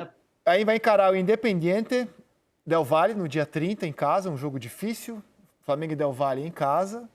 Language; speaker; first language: Portuguese; native; Portuguese